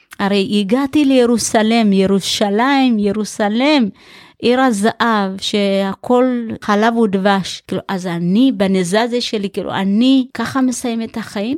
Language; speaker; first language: Hebrew; early bilingual, other home language; Amharic